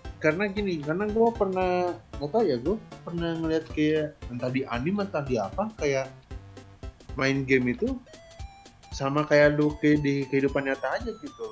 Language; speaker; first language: Indonesian; native; Indonesian